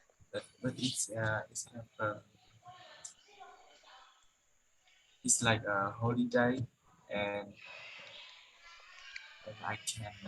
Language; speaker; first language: English; non-native, learner; Vietnamese